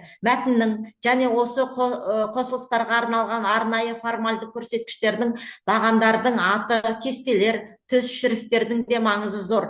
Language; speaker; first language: Kazakh; native; Kazakh